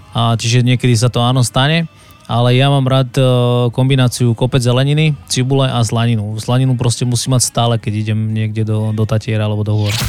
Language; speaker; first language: Slovak; native; Slovak